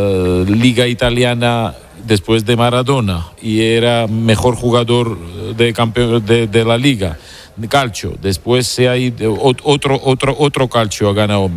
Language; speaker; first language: Spanish; non-native, fluent; Georgian